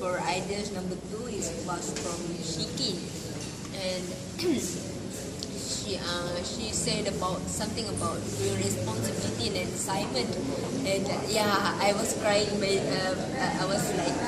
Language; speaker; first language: English; non-native, local second language; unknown